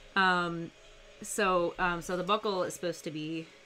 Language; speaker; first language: English; native; English